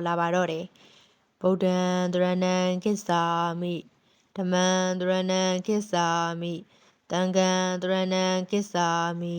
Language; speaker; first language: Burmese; native; Burmese